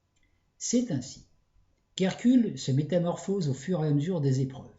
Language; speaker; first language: French; native; French